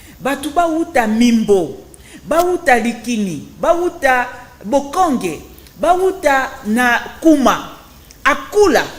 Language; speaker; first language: Lingala; native; Lingala